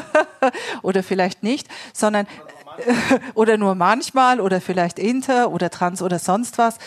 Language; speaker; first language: German; native; German